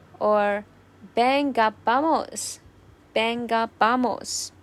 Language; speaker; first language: Spanish; non-native, learner; Chinese